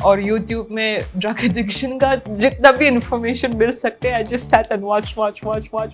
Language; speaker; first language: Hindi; non-native, local second language; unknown